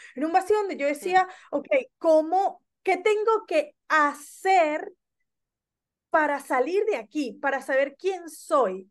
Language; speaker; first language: Spanish; native; Spanish